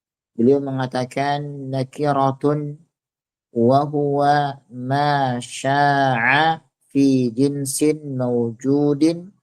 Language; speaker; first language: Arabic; non-native, fluent; Indonesian